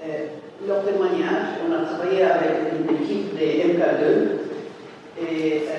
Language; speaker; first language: French; non-native, fluent; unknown